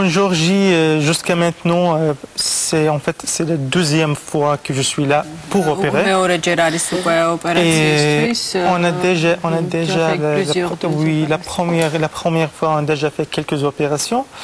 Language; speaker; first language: French; non-native, fluent; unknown